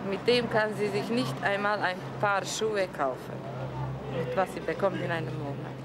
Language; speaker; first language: German; non-native, local second language; Romanian